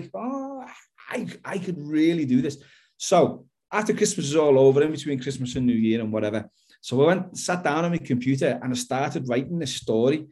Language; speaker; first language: English; native; English